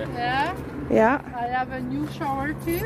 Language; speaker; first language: English; non-native, learner; French